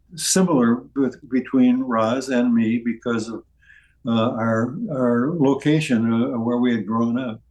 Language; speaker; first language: English; native; English